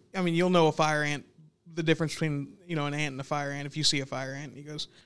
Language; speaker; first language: English; native; English